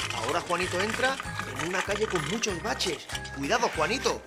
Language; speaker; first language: Spanish; native; Spanish